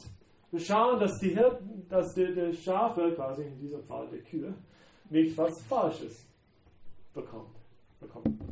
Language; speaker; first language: German; non-native, fluent; English